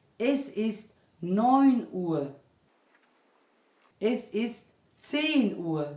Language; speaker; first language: German; non-native, fluent; Turkish